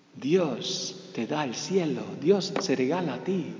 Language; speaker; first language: Spanish; early bilingual, heritage; Spanish